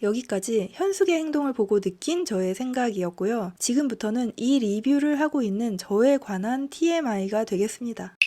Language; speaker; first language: Korean; native; Korean